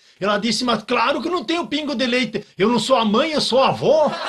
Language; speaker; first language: Portuguese; native; Portuguese